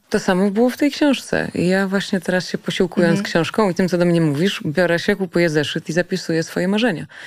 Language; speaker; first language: Polish; early bilingual, other home language; German